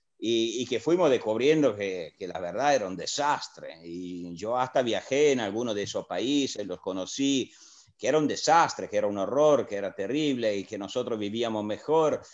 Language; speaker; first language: Spanish; non-native, fluent; Italian